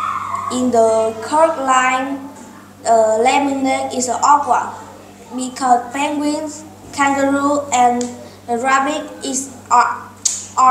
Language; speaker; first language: English; non-native, learner; Vietnamese